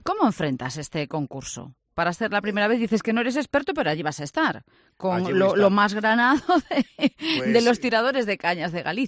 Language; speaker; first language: Spanish; native; Spanish